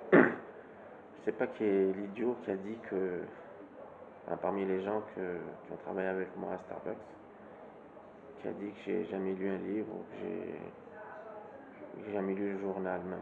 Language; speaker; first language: French; native; French